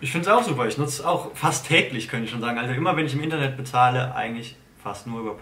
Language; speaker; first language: German; native; German